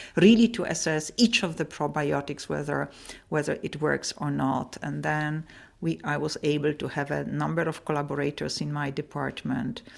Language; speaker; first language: English; non-native, fluent; Polish